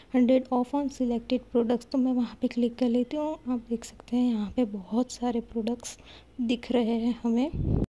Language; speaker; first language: Hindi; native; Hindi